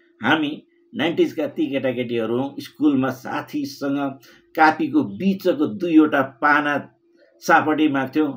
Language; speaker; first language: Nepali; native; Nepali